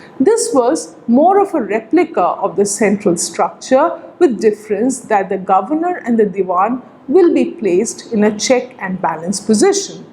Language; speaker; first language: English; non-native, local second language; Bangla